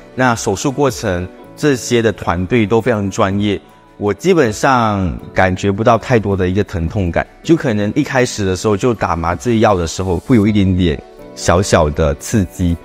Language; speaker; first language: Chinese; native; Chinese